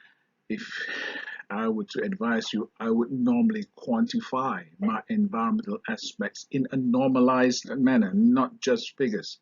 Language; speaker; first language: English; non-native, local second language; Malay